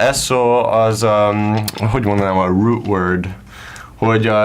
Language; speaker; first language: Hungarian; non-native, learner; English